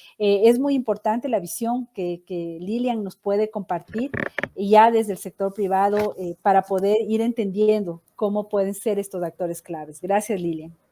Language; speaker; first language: Spanish; native; Spanish